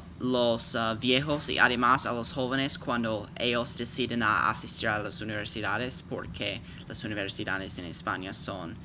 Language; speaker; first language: Spanish; non-native, fluent; English